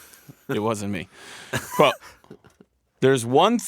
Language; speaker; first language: English; native; English